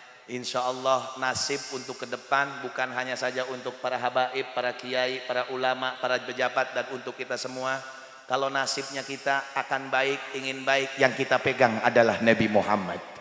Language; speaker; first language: Malay; non-native, local second language; Sundanese